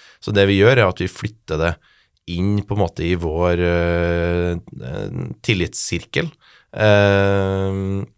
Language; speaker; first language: Norwegian; native; Norwegian